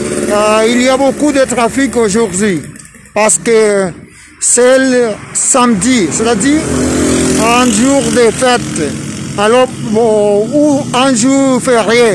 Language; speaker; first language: French; non-native, fluent; Spanish